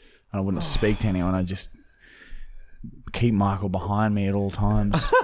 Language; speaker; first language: English; early bilingual, other home language; German